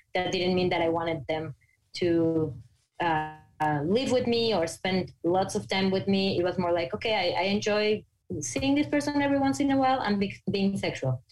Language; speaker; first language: English; non-native, fluent; Spanish